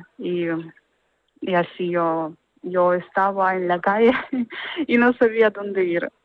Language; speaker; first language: Spanish; non-native, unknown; Ukrainian